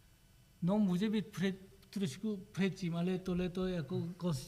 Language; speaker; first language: Czech; non-native, learner; Korean